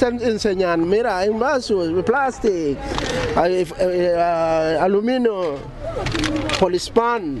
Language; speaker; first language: Catalan; non-native, learner; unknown